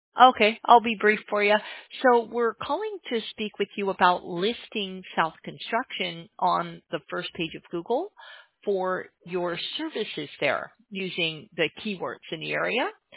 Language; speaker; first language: English; native; English